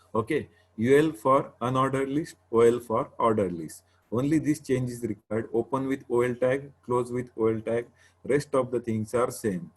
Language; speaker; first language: Hindi; non-native, local second language; Marathi